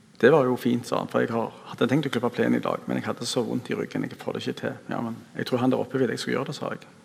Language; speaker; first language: Norwegian; native; Norwegian